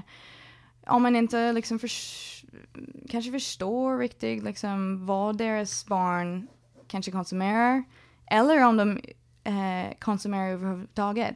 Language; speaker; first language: Swedish; non-native, fluent; English